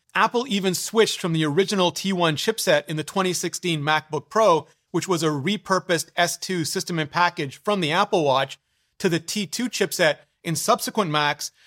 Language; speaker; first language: English; native; English